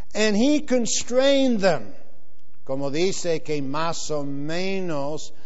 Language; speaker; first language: Spanish; non-native, fluent; English